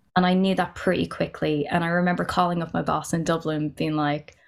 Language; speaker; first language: English; native; English